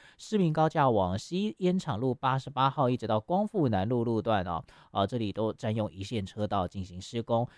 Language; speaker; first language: Chinese; native; Chinese